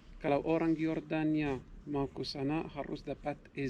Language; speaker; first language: Indonesian; non-native, learner; Arabic